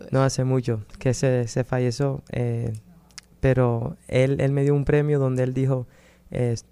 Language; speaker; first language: Spanish; early bilingual, other home language; Dutch